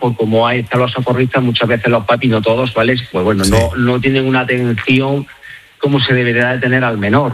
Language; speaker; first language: Spanish; native; Spanish